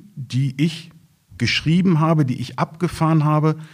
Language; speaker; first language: German; native; German